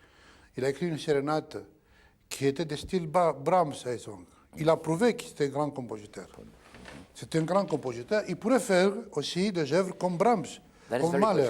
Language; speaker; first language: French; non-native, fluent; Greek